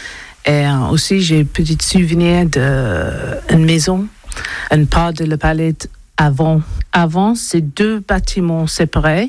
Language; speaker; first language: French; non-native, learner; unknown